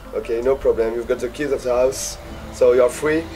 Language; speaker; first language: English; non-native, learner; French